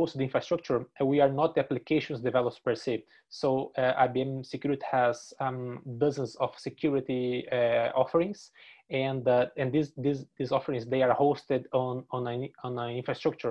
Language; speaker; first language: English; non-native, fluent; Portuguese